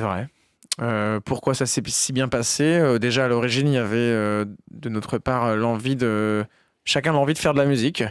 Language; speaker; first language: French; native; French